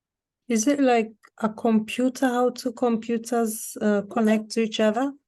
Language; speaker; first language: English; non-native, fluent; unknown